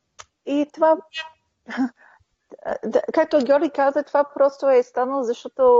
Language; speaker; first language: Bulgarian; early bilingual, heritage; Bulgarian